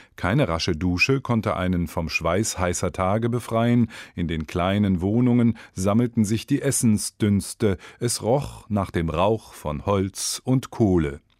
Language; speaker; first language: German; native; German